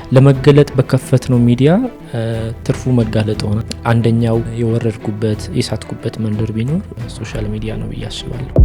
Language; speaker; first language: Amharic; non-native, local second language; Oromo